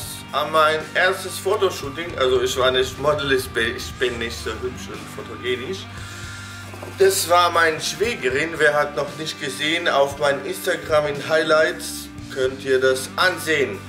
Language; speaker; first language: German; non-native, fluent; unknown